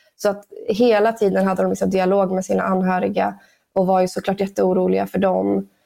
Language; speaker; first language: Swedish; native; Swedish